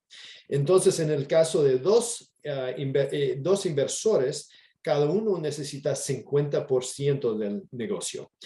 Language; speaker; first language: Spanish; non-native, fluent; English